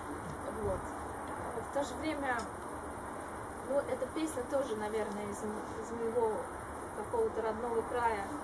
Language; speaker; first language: Russian; native; Russian